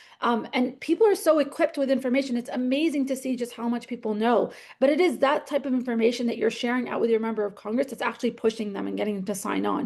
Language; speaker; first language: English; native; English